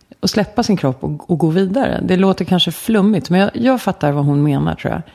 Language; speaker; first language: Swedish; native; Swedish